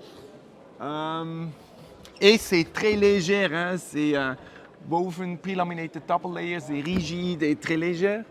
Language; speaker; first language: French; non-native, fluent; German